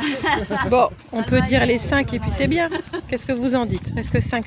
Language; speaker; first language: French; native; French